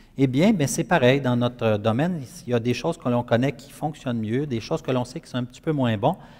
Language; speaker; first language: French; native; French